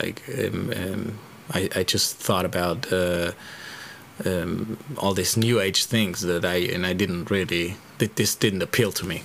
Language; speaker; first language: English; non-native, fluent; German